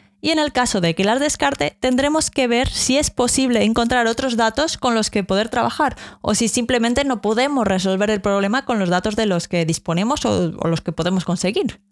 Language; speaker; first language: Spanish; native; Spanish